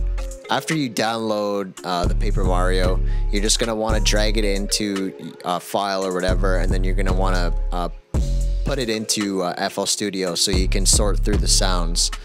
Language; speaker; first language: English; native; English